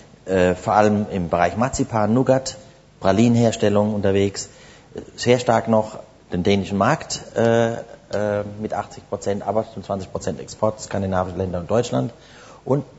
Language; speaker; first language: German; native; German